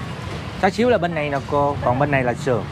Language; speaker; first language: Vietnamese; native; Vietnamese